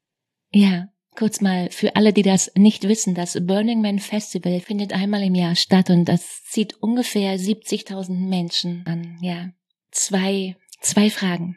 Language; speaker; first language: German; native; German